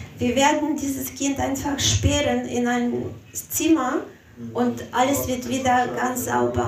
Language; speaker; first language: German; non-native, fluent; Russian